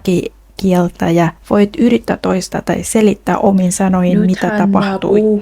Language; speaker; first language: Finnish; non-native, fluent; Vietnamese